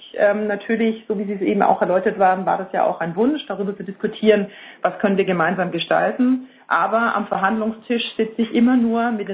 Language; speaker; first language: German; native; German